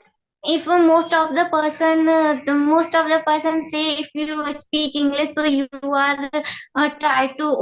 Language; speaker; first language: English; non-native, learner; Hindi